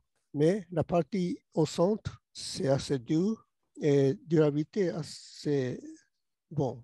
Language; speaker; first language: French; non-native, learner; Japanese